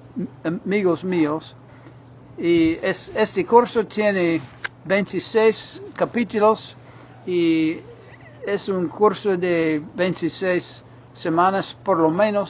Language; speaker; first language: Spanish; non-native, fluent; English